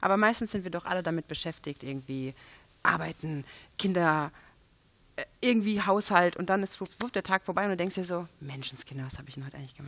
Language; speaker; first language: German; native; German